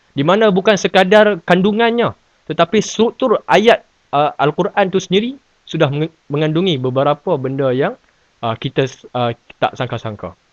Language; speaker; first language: Malay; native; Malay